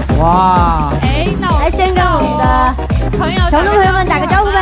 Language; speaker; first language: Chinese; native; Chinese